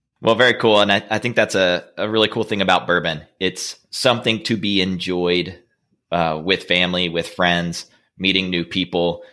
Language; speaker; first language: English; native; English